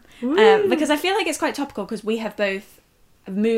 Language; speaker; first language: English; native; English